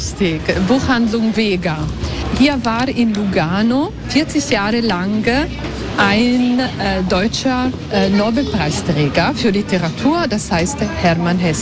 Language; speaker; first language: German; non-native, local second language; Italian